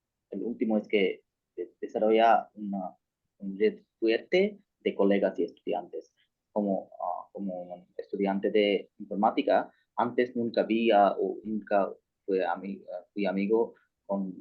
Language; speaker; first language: Spanish; non-native, learner; Bangla